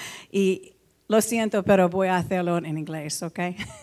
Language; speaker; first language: Spanish; non-native, learner; English